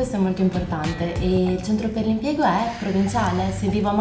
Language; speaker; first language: Italian; native; Italian